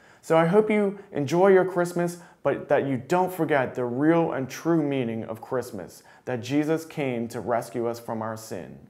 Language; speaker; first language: English; native; English